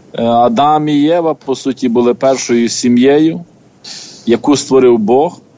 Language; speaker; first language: Ukrainian; native; Ukrainian